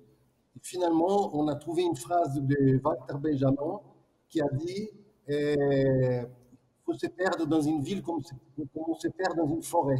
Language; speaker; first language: French; non-native, fluent; Portuguese